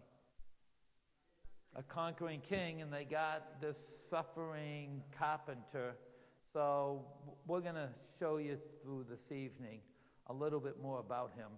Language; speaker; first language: English; native; English